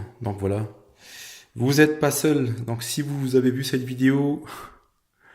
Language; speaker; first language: French; native; French